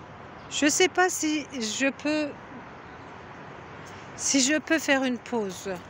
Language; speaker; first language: French; non-native, fluent; Turkish